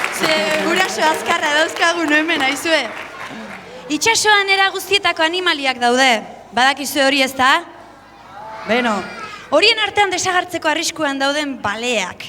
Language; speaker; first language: Basque; native; Basque